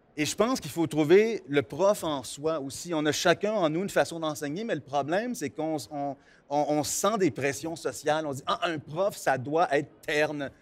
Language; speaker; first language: French; native; French